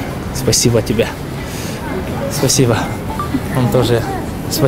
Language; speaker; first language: Russian; non-native, local second language; Kyrgyz